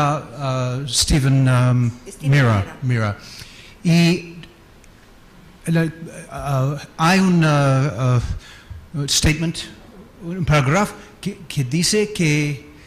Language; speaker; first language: Spanish; non-native, learner; English